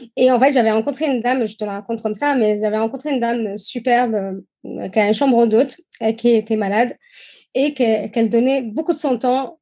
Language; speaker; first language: French; non-native, fluent; Arabic